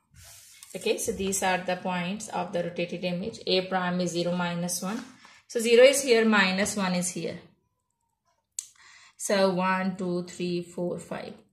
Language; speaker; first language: English; non-native, local second language; Urdu